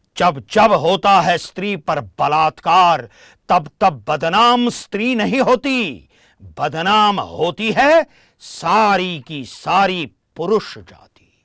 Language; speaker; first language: Hindi; non-native, local second language; Marathi